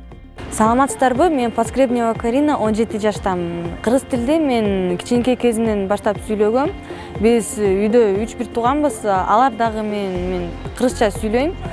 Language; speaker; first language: Kyrgyz; non-native, local second language; Russian